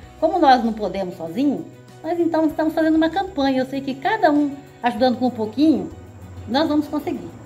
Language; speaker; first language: Portuguese; native; Portuguese